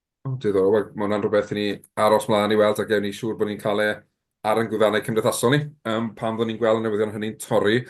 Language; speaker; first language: Welsh; native; Welsh